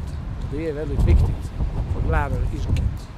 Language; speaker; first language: Swedish; non-native, fluent; Bosnian